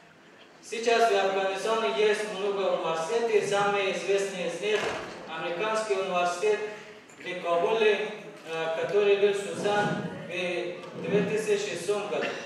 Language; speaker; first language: Russian; non-native, learner; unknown